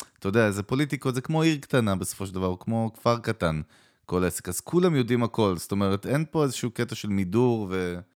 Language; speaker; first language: Hebrew; native; Hebrew